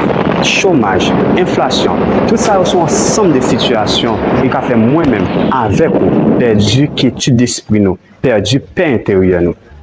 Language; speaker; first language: French; non-native, local second language; Haitian Creole